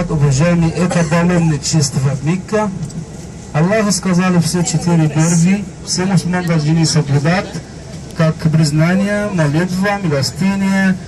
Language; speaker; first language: Russian; non-native, fluent; Arabic